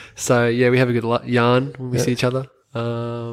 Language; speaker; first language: English; native; English